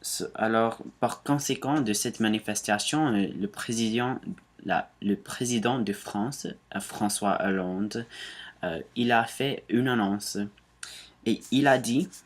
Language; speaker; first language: French; non-native, learner; English